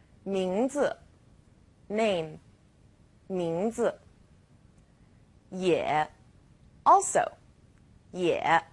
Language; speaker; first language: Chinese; non-native, fluent; English